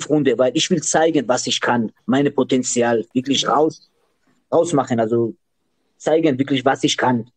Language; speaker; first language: German; non-native, learner; Georgian